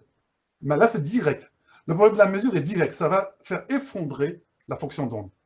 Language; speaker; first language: French; native; French